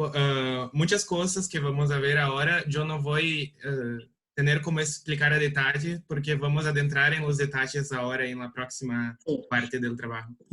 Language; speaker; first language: Spanish; non-native, learner; Portuguese